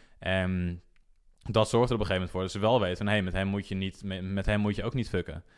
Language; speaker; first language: Dutch; native; Dutch